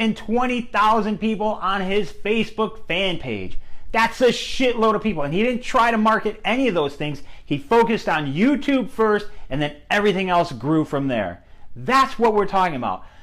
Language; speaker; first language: English; native; English